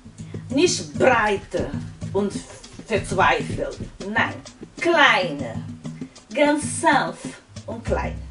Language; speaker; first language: German; non-native, fluent; Portuguese